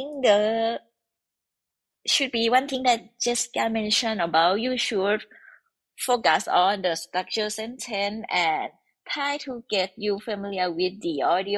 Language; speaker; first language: English; non-native, learner; Thai